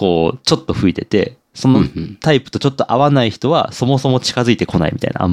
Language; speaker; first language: Japanese; native; Japanese